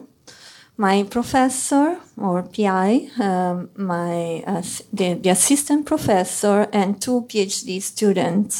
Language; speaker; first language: English; non-native, fluent; Italian